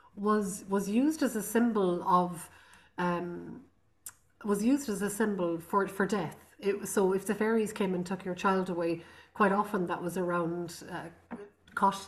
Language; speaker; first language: English; non-native, local second language; Irish